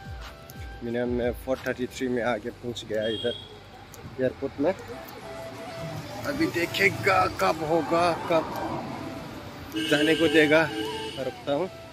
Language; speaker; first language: Hindi; non-native, local second language; Bodo